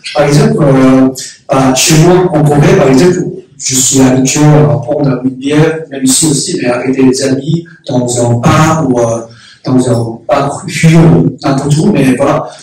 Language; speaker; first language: French; non-native, learner; Korean